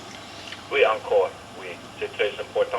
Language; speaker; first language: French; non-native, fluent; English